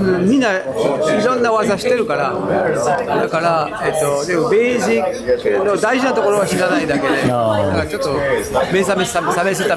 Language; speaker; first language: Japanese; non-native, fluent; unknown